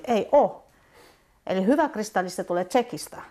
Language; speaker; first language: Finnish; non-native, fluent; Polish